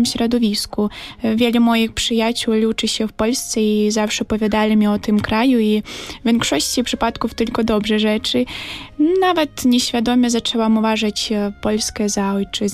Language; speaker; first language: Polish; early bilingual, heritage; Polish